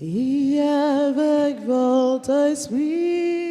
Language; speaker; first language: French; non-native, local second language; Haitian Creole